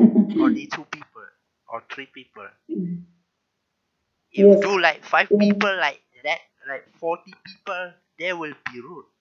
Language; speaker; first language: English; non-native, learner; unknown